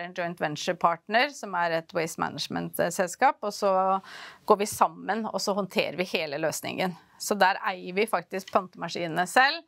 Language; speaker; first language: Norwegian; native; Norwegian